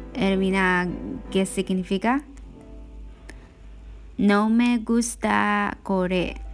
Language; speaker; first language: Spanish; non-native, learner; Chinese